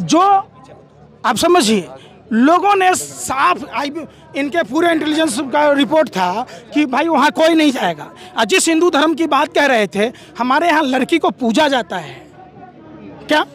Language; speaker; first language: Hindi; native; Hindi